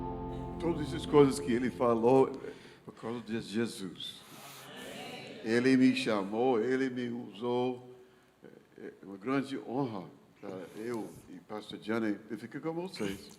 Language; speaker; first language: Portuguese; non-native, learner; English